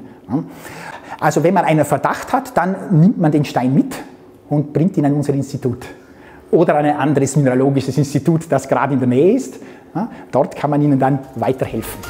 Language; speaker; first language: German; native; German